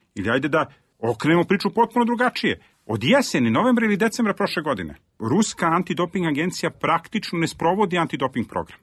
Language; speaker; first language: Serbian; native; Serbian